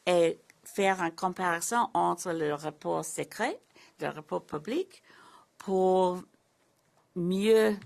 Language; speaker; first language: French; non-native, learner; English